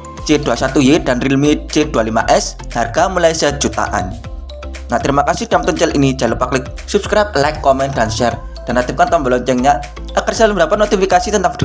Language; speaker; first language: Indonesian; native; Indonesian